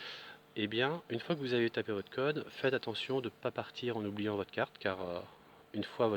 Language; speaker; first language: French; native; French